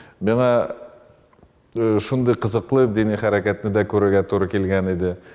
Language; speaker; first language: Tatar; native; Tatar